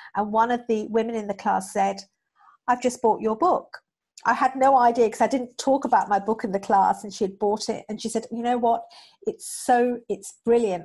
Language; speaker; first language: English; native; English